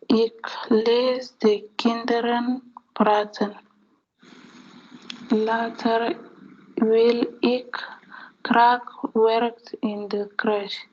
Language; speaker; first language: Dutch; non-native, learner; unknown